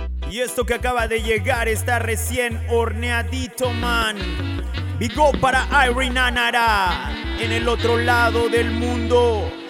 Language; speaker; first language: Spanish; native; Spanish